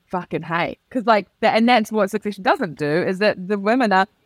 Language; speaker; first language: English; native; English